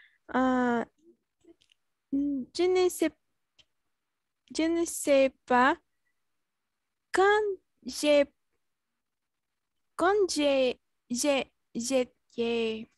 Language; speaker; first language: French; non-native, learner; Spanish